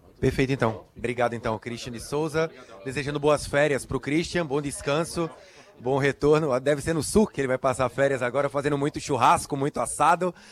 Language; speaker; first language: Portuguese; native; Portuguese